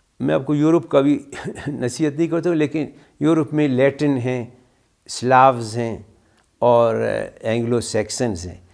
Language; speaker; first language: Urdu; non-native, local second language; Brahui